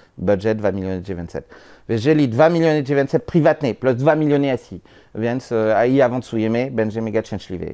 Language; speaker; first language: Polish; non-native, learner; French